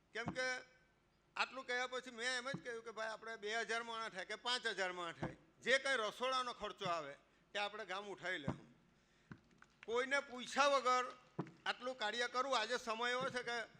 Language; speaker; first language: Gujarati; native; Gujarati